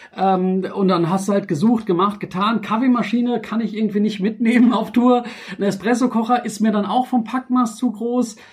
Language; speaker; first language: German; native; German